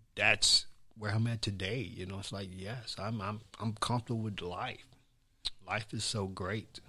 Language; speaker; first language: English; native; English